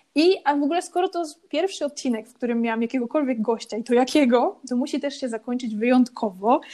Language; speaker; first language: Polish; native; Polish